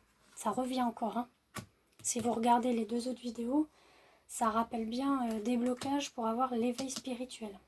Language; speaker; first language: French; native; French